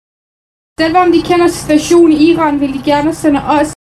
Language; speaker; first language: Danish; non-native, learner; Kurdish